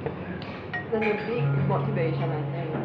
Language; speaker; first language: English; non-native, fluent; Korean